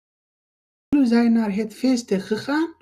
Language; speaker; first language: Dutch; non-native, learner; Tigrinya